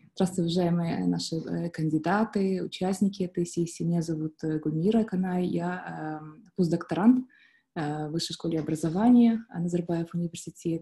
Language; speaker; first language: Russian; non-native, local second language; Kazakh